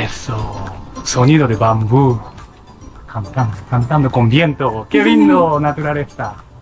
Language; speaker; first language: Spanish; non-native, learner; Japanese